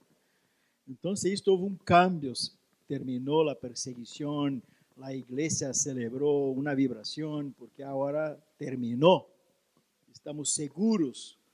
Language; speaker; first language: Spanish; non-native, learner; Portuguese